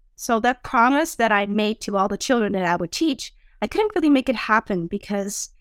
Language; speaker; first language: English; non-native, fluent; Dutch